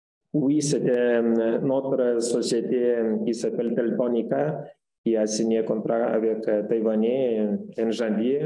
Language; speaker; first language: French; non-native, fluent; Lithuanian